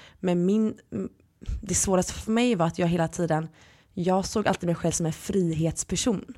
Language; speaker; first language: Swedish; early bilingual, other home language; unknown